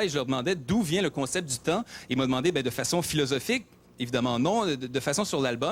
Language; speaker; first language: French; native; French